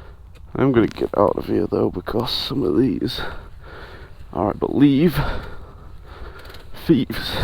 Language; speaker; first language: English; native; English